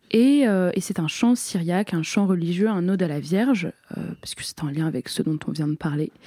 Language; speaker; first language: French; native; French